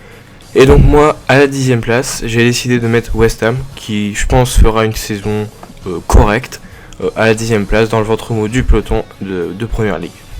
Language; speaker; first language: French; native; French